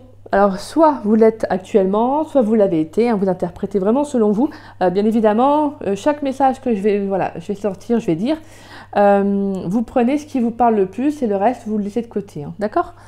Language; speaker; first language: French; native; French